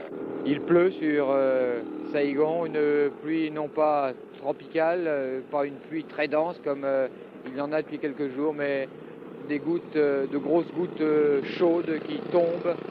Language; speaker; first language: French; native; French